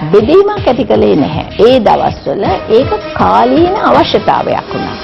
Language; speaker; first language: Sinhala; non-native, local second language; Tamil